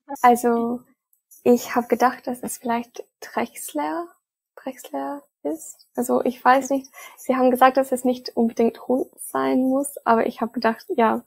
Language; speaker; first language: German; non-native, fluent; English